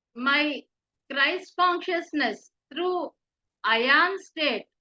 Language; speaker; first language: English; non-native, local second language; Telugu